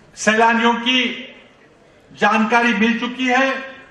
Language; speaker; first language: Hindi; non-native, local second language; Marathi